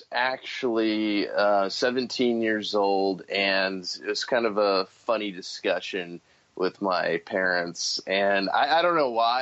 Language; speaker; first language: English; native; English